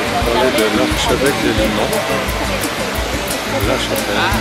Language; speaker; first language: French; native; French